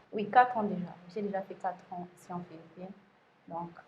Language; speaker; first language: French; non-native, local second language; Lingala